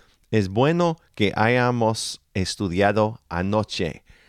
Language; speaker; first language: Spanish; non-native, fluent; English